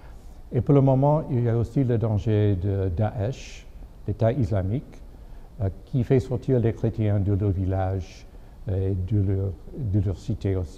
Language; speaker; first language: French; non-native, fluent; English